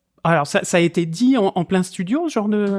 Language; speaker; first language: French; native; French